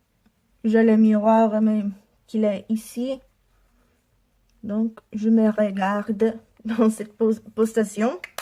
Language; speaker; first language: French; non-native, learner; Italian